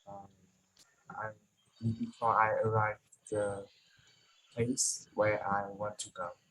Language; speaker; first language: English; non-native, learner; Vietnamese